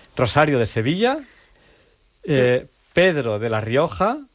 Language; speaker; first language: Spanish; native; Spanish